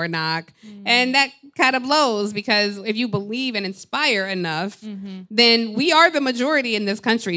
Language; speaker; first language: English; native; English